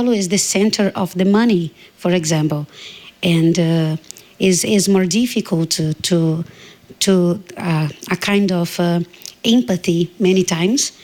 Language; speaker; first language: English; non-native, learner; Portuguese